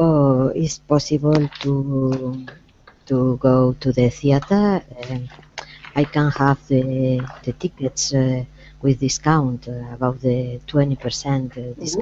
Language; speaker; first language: English; non-native, learner; Spanish